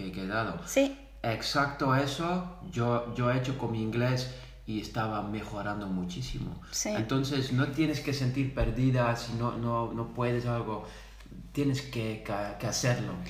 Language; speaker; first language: Spanish; non-native, fluent; Dutch